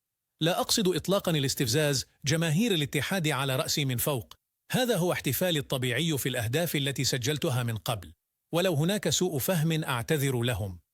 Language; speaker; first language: Arabic; native; Arabic